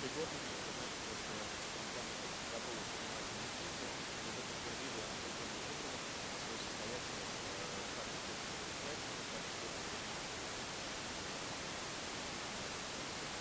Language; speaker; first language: Russian; native; Russian